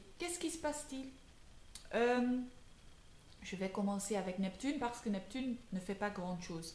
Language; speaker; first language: French; non-native, local second language; Dutch